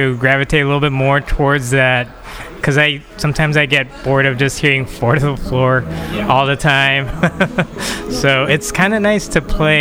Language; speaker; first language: English; native; English